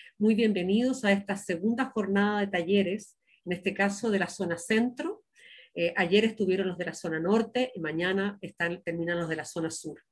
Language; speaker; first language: Spanish; native; Spanish